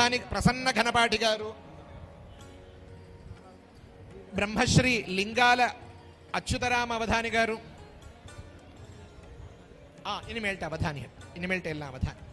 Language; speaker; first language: Telugu; native; Telugu